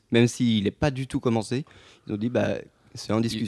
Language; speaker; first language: French; native; French